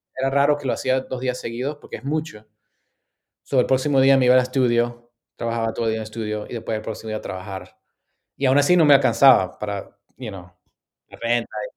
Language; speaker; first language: Spanish; early bilingual, heritage; Spanish